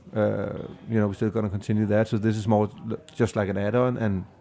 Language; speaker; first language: English; non-native, fluent; Danish